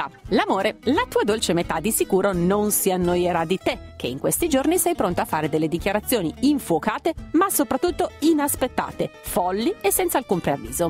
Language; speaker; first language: Italian; native; Italian